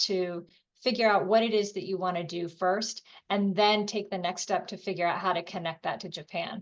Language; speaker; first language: English; native; English